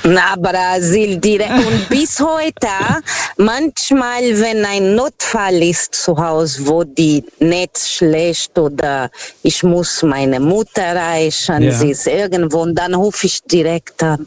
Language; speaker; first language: German; non-native, fluent; Portuguese